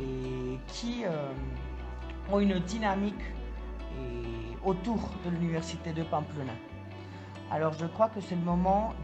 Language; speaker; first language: French; non-native, fluent; Spanish